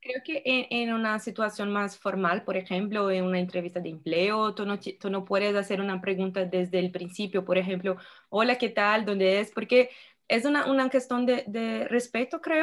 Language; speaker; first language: Spanish; non-native, fluent; Portuguese